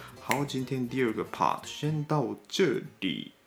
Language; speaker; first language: Chinese; non-native, fluent; Japanese